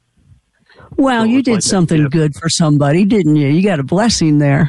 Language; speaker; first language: English; native; English